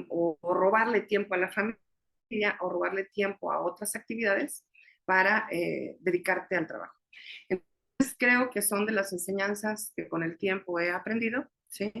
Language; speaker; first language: Spanish; native; Spanish